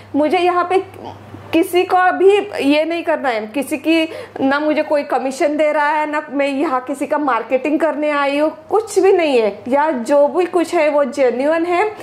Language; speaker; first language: Hindi; non-native, local second language; Marathi